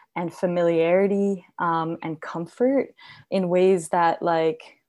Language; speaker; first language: English; non-native, local second language; Hindi